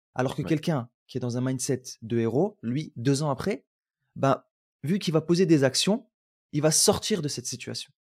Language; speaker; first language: French; native; French